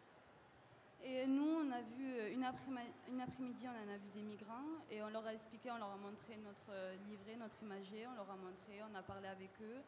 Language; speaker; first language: French; native; French